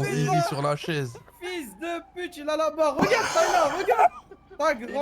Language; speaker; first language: French; native; French